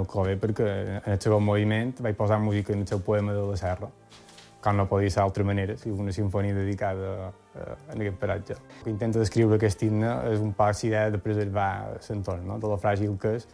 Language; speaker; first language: Catalan; native; Catalan